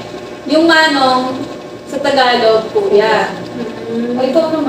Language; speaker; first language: Filipino; non-native, local second language; Pampanga